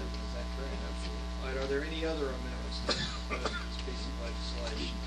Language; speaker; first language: English; native; English